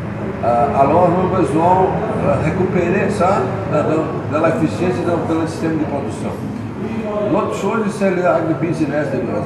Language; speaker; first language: French; non-native, fluent; Portuguese